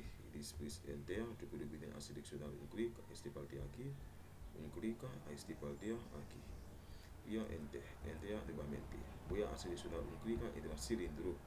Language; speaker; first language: Spanish; non-native, learner; Haitian Creole